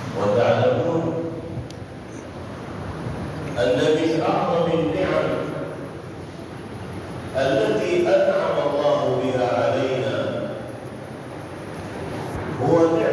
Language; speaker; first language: Arabic; non-native, fluent; Urdu